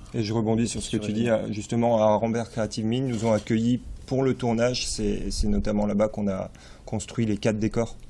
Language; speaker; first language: French; native; French